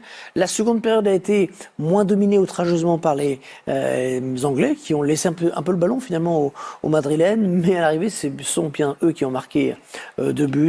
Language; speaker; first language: French; native; French